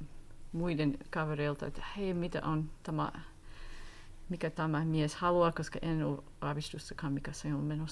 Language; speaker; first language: Finnish; non-native, learner; English